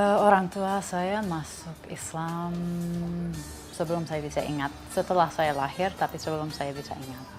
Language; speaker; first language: Indonesian; non-native, fluent; English